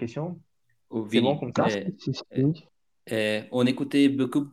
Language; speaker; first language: French; non-native, learner; Portuguese